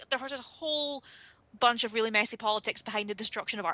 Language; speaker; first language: English; native; English